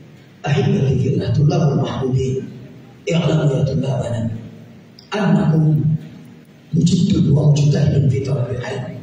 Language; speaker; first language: Arabic; non-native, learner; Indonesian